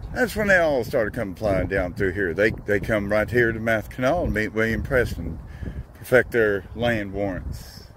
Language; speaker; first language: English; native; English